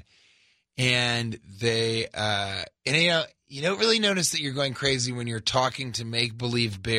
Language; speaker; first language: English; native; English